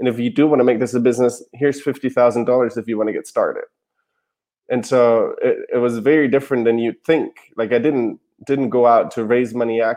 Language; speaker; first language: English; non-native, fluent; German